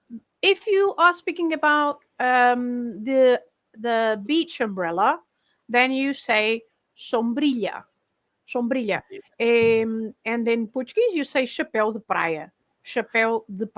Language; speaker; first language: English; non-native, fluent; Portuguese